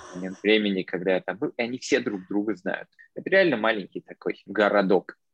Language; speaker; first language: Russian; non-native, local second language; Armenian